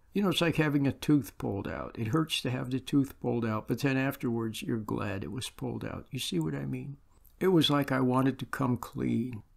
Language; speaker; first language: English; native; English